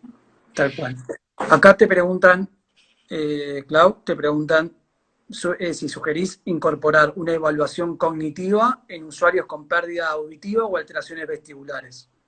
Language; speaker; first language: Spanish; native; Spanish